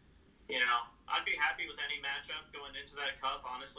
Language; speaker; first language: English; native; English